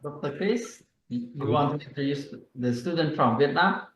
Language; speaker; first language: English; non-native, fluent; Thai